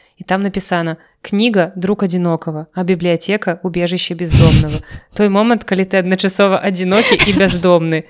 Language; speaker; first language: Belarusian; non-native, local second language; Russian